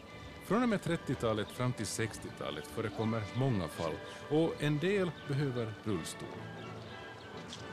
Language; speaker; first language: Swedish; native; Swedish